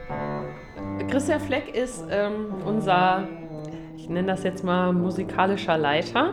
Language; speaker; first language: German; native; German